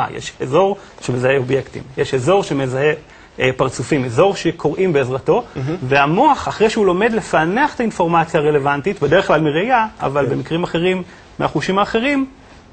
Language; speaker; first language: Hebrew; native; Hebrew